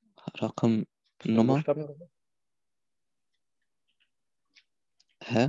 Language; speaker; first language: Arabic; non-native, learner; German